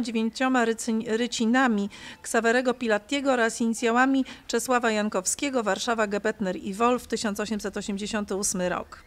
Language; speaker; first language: Polish; native; Polish